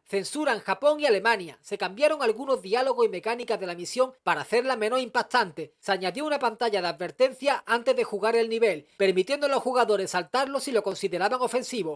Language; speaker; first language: Spanish; native; Spanish